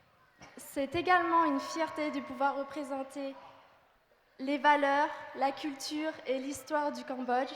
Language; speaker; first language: French; early bilingual, other home language; Khmer